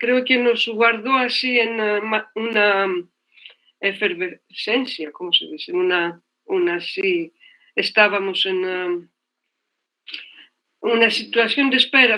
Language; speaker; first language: Spanish; non-native, fluent; Greek